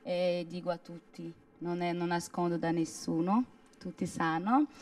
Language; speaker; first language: Italian; non-native, fluent; Portuguese